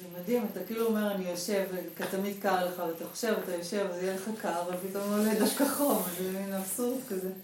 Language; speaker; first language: Hebrew; native; Hebrew